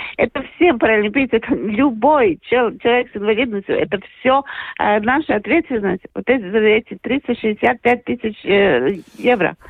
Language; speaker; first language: Russian; non-native, local second language; Latvian